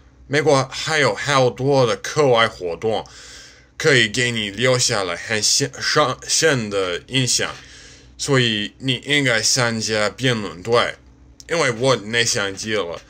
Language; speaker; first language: Chinese; non-native, learner; English